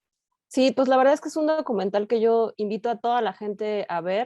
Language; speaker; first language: Spanish; native; Spanish